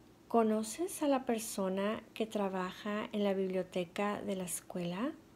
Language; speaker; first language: Spanish; non-native, fluent; English